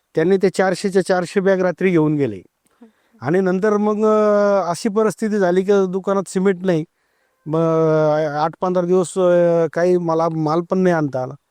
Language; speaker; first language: Marathi; native; Marathi